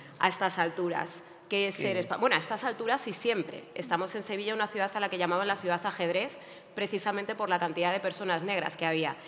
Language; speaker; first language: Spanish; native; Spanish